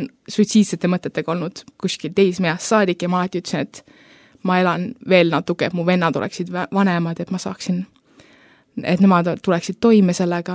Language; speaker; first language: Estonian; early bilingual, heritage; Estonian